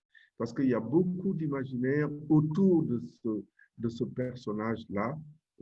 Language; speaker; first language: French; non-native, local second language; Wolof